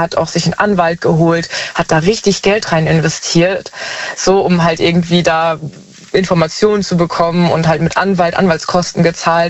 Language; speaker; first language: German; native; German